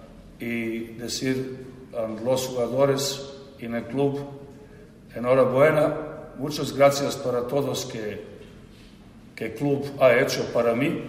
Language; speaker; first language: Spanish; non-native, learner; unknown